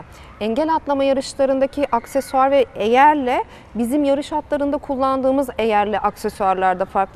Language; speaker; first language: Turkish; native; Turkish